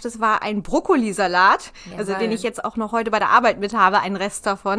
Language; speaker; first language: German; native; German